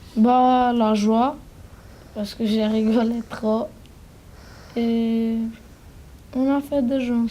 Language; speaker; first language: French; non-native, learner; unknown